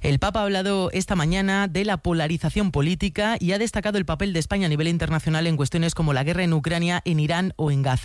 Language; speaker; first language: Spanish; native; Spanish